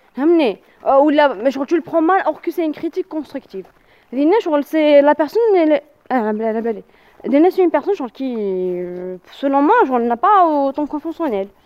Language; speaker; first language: French; non-native, local second language; Arabic